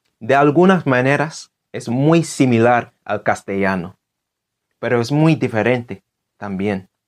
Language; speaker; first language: Spanish; non-native, fluent; English